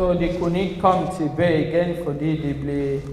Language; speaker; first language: Danish; non-native, fluent; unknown